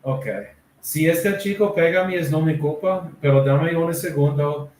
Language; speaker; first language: Spanish; non-native, learner; English